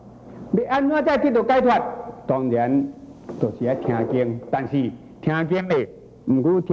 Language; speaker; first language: Chinese; native; Chinese